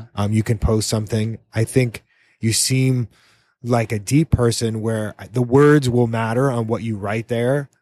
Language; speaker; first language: English; native; English